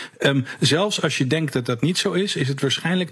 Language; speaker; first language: Dutch; native; Dutch